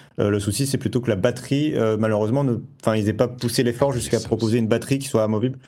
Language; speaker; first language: French; native; French